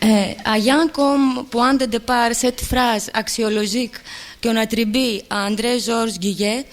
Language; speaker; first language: French; non-native, fluent; Greek